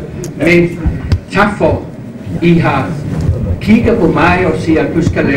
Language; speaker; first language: Danish; non-native, fluent; Spanish